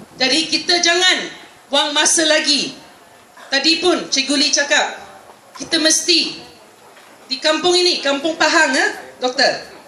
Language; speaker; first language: Malay; non-native, local second language; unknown